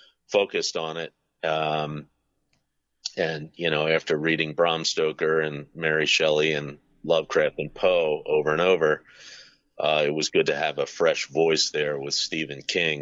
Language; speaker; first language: English; native; English